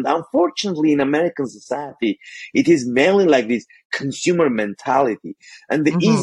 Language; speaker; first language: English; non-native, fluent; Armenian